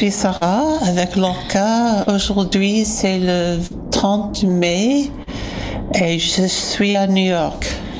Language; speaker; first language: French; non-native, learner; English